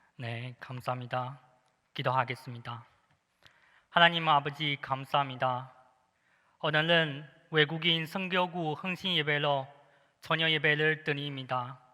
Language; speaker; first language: Korean; non-native, fluent; Chinese